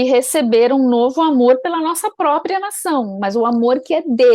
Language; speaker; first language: Portuguese; native; Portuguese